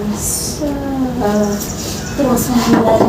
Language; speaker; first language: French; non-native, learner; Malagasy